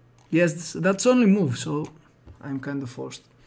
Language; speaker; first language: English; non-native, fluent; Greek